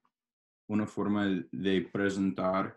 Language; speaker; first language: Spanish; non-native, learner; English